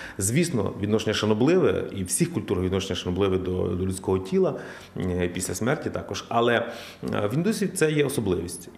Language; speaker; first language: Ukrainian; native; Ukrainian